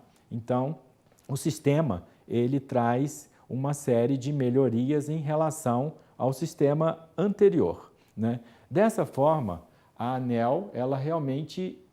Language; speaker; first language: Portuguese; native; Portuguese